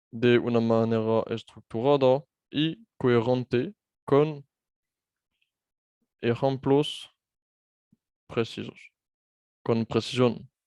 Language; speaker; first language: Spanish; non-native, fluent; French